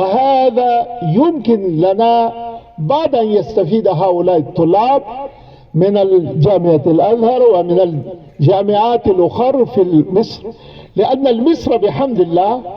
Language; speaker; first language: Arabic; non-native, fluent; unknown